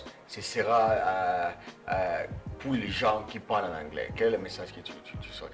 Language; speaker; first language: French; non-native, learner; English